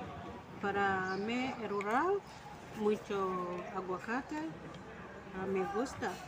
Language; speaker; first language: Spanish; non-native, learner; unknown